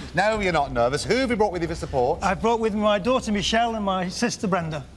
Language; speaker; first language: English; native; English